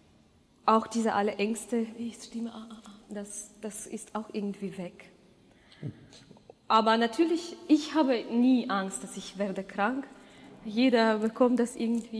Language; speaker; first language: German; non-native, fluent; Russian